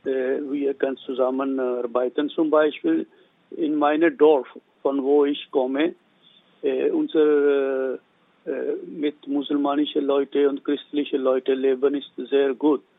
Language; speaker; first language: German; non-native, learner; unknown